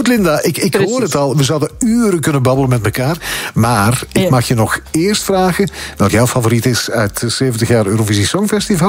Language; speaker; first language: Dutch; native; Dutch